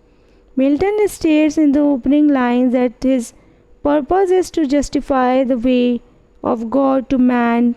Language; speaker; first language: English; non-native, fluent; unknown